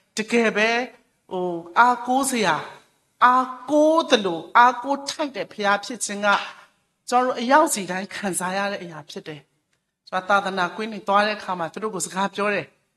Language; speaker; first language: Burmese; non-native, local second language; S'gaw Karen